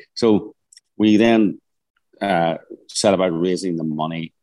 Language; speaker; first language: English; native; English